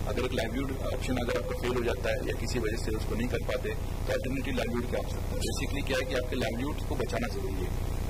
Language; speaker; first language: Hindi; non-native, local second language; Marathi